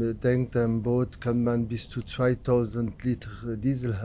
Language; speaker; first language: German; non-native, learner; French